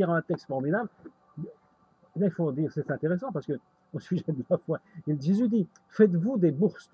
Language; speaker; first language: French; native; French